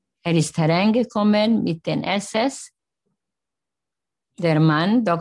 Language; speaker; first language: German; non-native, learner; Hungarian